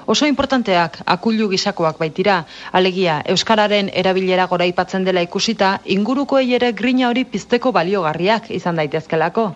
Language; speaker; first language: Basque; native; Basque